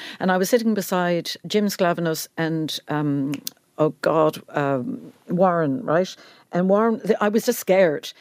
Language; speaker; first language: English; native; English